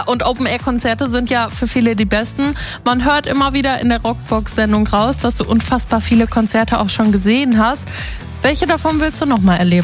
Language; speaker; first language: German; native; German